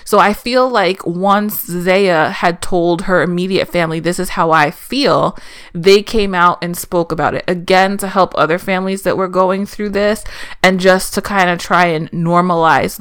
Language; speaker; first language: English; native; English